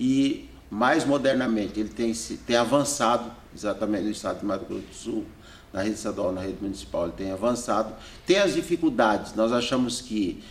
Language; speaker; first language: Portuguese; native; Portuguese